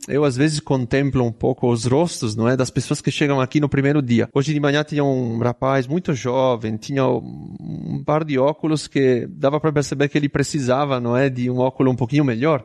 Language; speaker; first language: Portuguese; non-native, fluent; Italian